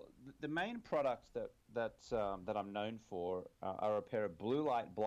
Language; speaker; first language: English; native; English